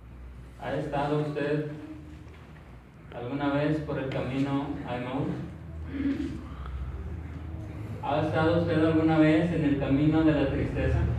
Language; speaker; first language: Spanish; native; Spanish